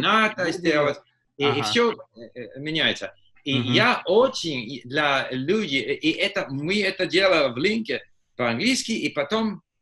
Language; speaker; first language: Russian; non-native, fluent; English